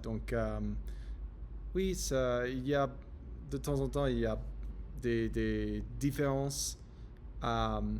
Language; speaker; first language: French; non-native, learner; English